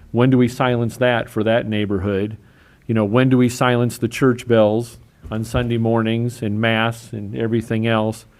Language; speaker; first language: English; native; English